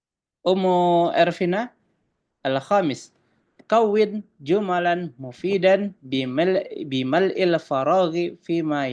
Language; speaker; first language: Arabic; non-native, fluent; Indonesian